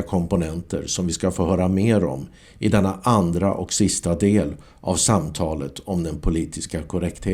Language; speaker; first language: Swedish; native; Swedish